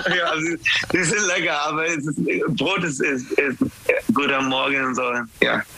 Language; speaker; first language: German; non-native, learner; English